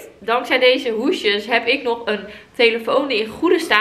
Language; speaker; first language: Dutch; native; Dutch